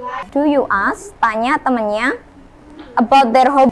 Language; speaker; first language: English; non-native, fluent; Indonesian